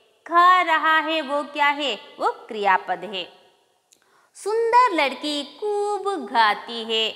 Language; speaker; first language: Hindi; non-native, local second language; Kannada